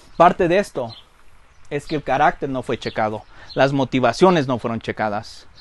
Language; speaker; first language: Spanish; early bilingual, heritage; Spanish